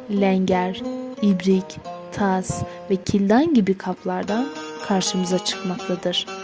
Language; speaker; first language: Turkish; native; Turkish